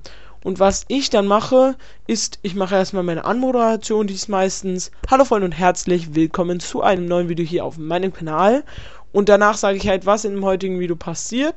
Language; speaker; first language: German; native; German